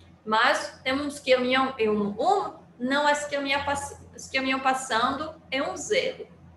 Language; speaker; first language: Portuguese; non-native, fluent; French